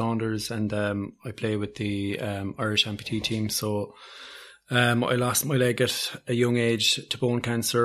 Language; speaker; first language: English; native; English